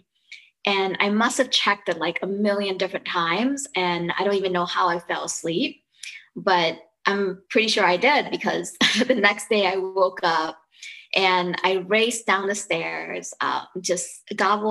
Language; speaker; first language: English; early bilingual, other home language; Lao